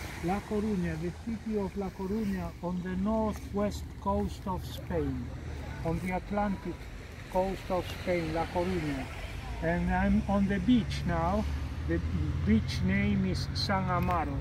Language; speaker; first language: English; non-native, fluent; Spanish